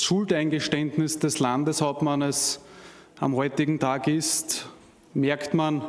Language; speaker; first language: German; native; German